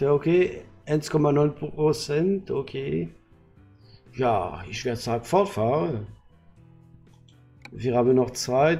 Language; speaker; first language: German; non-native, learner; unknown